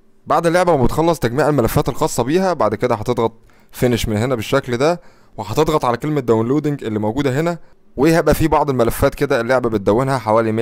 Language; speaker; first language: Arabic; native; Arabic